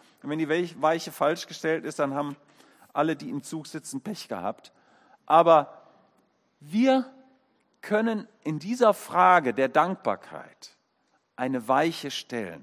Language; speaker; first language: German; native; German